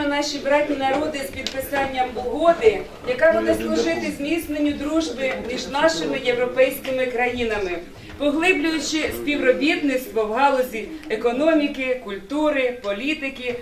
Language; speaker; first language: Ukrainian; native; Ukrainian